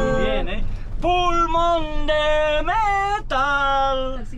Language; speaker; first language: Spanish; native; Spanish